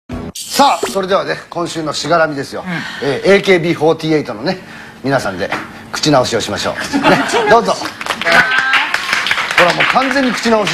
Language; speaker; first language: Japanese; native; Japanese